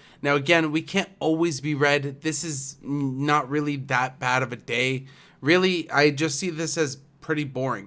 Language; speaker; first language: English; native; English